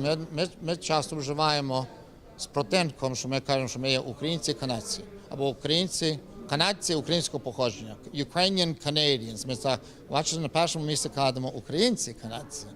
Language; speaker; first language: Ukrainian; early bilingual, heritage; Ukrainian